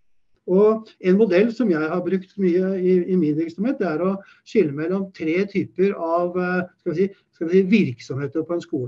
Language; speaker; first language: Norwegian; native; Norwegian